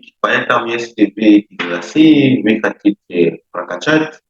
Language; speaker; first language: Russian; non-native, learner; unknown